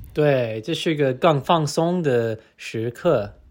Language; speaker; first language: Chinese; non-native, learner; English